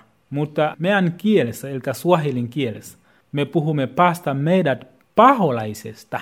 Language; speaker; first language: Finnish; non-native, fluent; Swahili